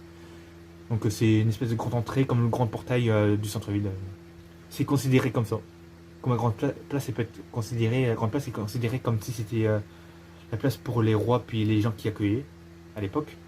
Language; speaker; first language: French; native; French